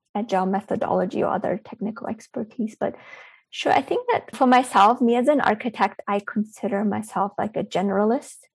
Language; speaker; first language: English; early bilingual, other home language; Bulgarian